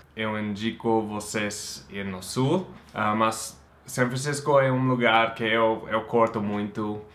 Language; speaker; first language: Portuguese; non-native, fluent; English